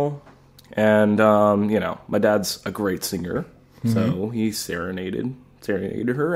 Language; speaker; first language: English; native; English